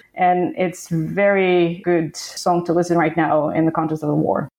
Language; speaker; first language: English; non-native, fluent; Russian